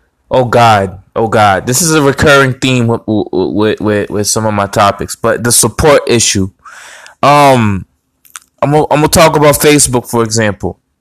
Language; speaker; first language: English; native; English